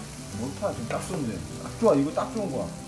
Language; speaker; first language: Korean; native; Korean